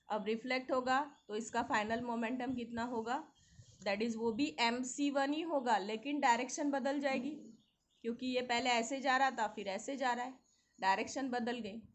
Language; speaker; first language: Hindi; non-native, local second language; Marathi